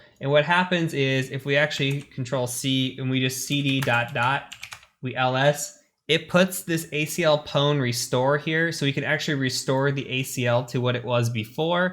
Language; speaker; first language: English; native; English